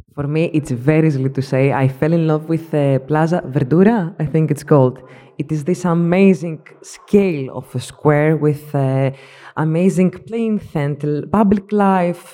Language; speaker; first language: English; non-native, fluent; Greek